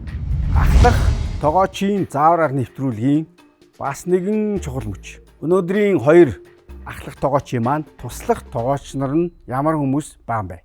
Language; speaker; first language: Mongolian; native; Mongolian